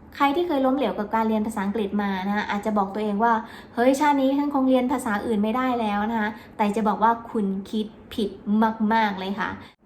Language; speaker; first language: Thai; native; Thai